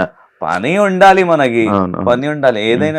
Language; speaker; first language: Telugu; non-native, local second language; Urdu